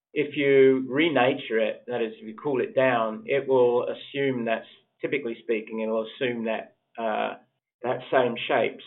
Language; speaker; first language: English; native; English